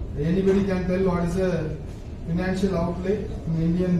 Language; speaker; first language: English; non-native, local second language; Tamil